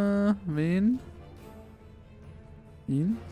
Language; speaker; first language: German; native; German